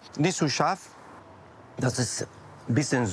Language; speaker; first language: German; non-native, learner; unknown